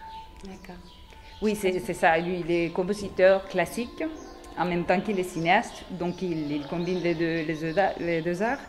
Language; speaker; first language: French; non-native, fluent; Spanish